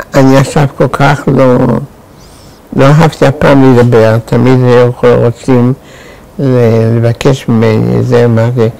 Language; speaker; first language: Hebrew; non-native, fluent; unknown